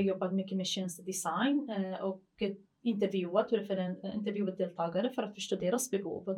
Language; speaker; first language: Swedish; non-native, fluent; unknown